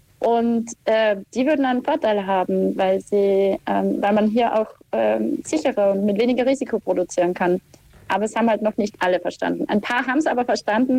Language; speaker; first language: German; native; German